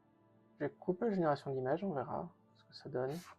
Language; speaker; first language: French; native; French